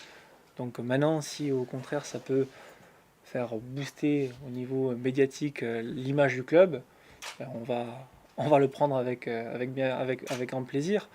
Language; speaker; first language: French; native; French